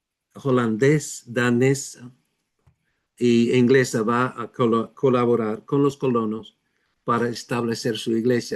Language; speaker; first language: Spanish; non-native, fluent; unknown